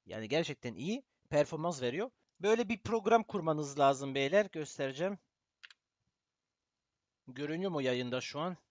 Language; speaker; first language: Turkish; early bilingual, heritage; Turkish